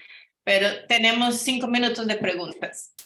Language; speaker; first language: Spanish; non-native, fluent; Portuguese